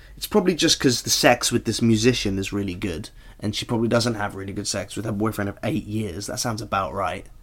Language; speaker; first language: English; native; English